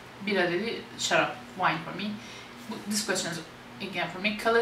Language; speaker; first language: English; non-native, fluent; Turkish